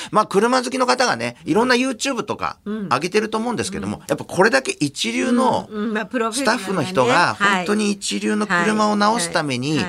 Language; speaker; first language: Japanese; native; Japanese